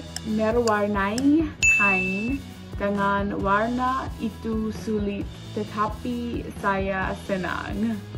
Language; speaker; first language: Indonesian; non-native, learner; English